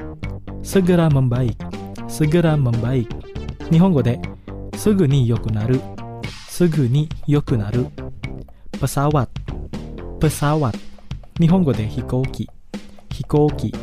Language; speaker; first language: Japanese; non-native, fluent; Indonesian